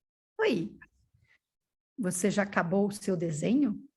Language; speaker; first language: Portuguese; native; Portuguese